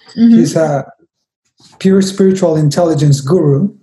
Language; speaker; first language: English; non-native, fluent; Spanish